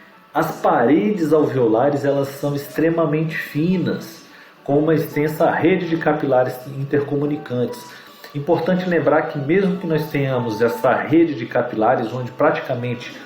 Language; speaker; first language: Portuguese; native; Portuguese